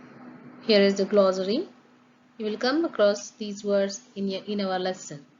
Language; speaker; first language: English; non-native, local second language; Telugu